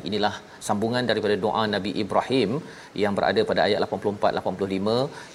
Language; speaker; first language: Malay; native; Malay